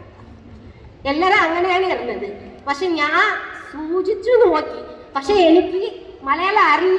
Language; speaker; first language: Malayalam; non-native, learner; Tamil